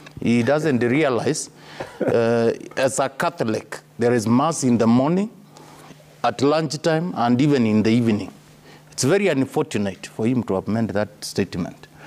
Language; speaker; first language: English; non-native, local second language; Kamba